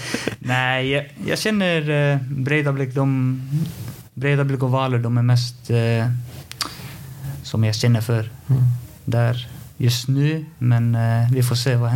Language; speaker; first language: Swedish; non-native, fluent; Icelandic